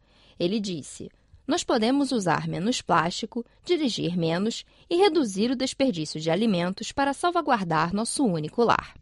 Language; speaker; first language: Portuguese; non-native, fluent; Chinese